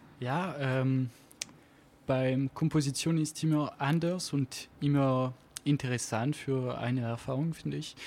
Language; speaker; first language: German; non-native, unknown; French